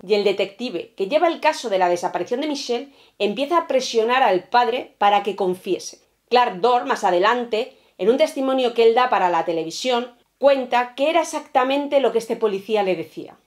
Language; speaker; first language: Spanish; native; Spanish